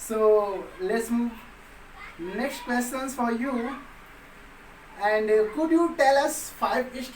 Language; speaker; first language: English; non-native, local second language; Hindi